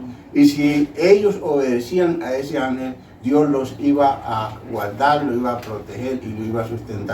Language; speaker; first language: Spanish; native; Spanish